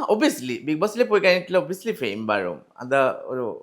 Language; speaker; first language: Malayalam; non-native, learner; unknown